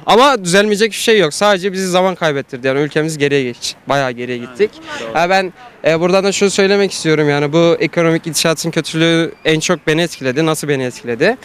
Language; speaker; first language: Turkish; native; Turkish